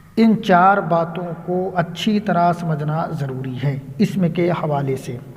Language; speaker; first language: Urdu; native; Urdu